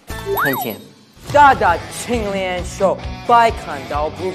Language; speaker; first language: Chinese; non-native, learner; English